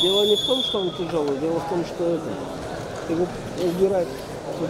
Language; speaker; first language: Russian; non-native, local second language; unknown